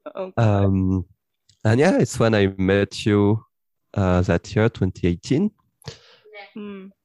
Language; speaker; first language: English; early bilingual, heritage; French